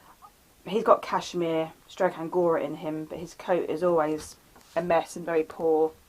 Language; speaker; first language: English; native; English